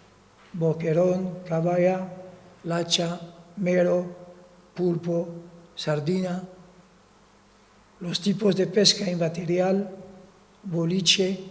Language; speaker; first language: Spanish; non-native, fluent; Arabic